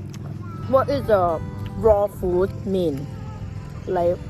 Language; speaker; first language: English; non-native, learner; Thai